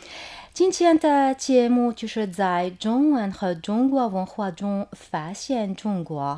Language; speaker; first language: Chinese; non-native, fluent; Arabic